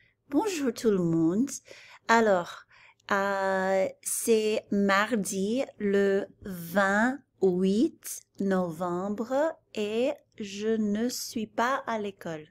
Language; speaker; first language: French; non-native, fluent; English